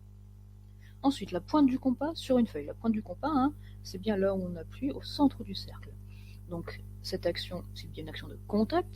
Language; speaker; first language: French; native; French